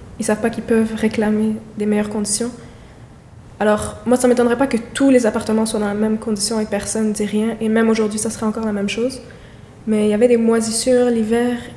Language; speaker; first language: French; native; French